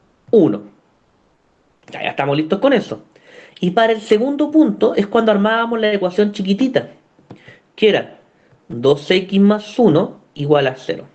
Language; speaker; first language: Spanish; native; Spanish